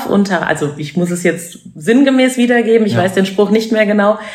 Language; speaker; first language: German; native; German